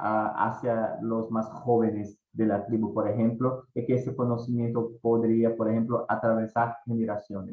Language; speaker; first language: Spanish; non-native, fluent; Portuguese